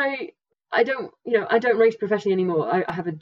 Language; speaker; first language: English; native; English